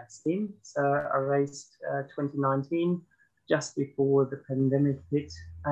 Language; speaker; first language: English; non-native, fluent; German